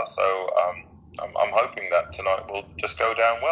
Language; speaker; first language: English; non-native, fluent; Dutch